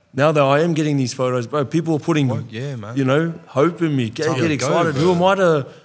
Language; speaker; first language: English; native; English